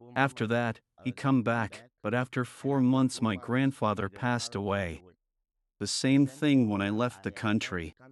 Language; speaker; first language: English; non-native, fluent; Burmese